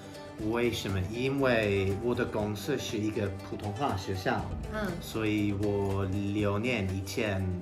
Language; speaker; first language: Chinese; non-native, learner; English